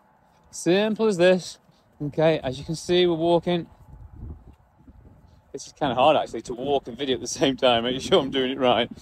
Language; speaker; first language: English; native; English